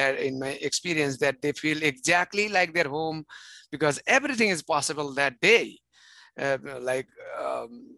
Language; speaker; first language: English; non-native, fluent; Nepali